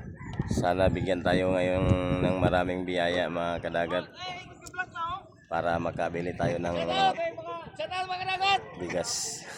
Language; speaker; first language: Filipino; non-native, local second language; Cebuano